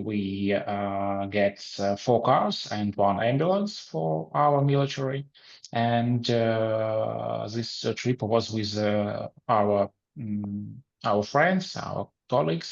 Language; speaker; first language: English; non-native, learner; Ukrainian